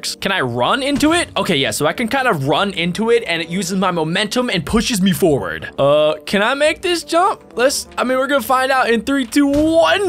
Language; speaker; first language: English; native; English